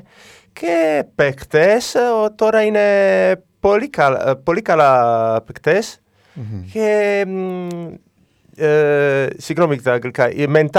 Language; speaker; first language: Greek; non-native, learner; Italian